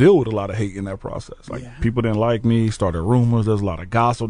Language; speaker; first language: English; native; English